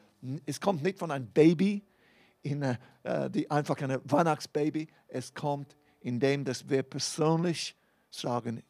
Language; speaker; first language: German; non-native, fluent; English